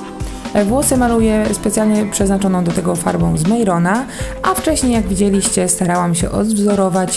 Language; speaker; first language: Polish; native; Polish